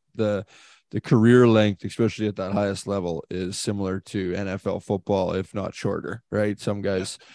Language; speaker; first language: English; native; English